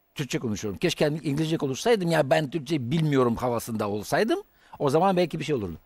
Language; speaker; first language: Turkish; non-native, fluent; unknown